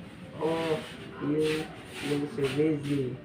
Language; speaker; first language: English; non-native, learner; Indonesian